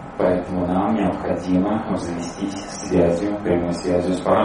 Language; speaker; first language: Russian; native; Russian